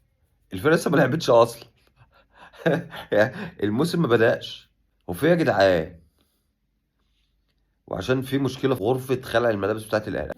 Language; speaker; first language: Arabic; native; Arabic